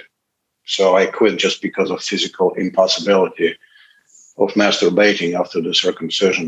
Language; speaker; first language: English; non-native, fluent; Russian